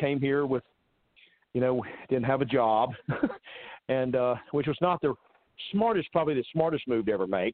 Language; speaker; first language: English; native; English